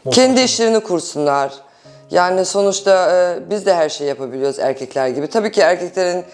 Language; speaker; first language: Turkish; early bilingual, heritage; Turkish